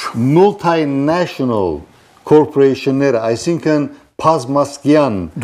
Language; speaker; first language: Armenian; early bilingual, heritage; Armenian